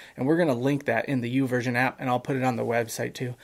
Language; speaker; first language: English; native; English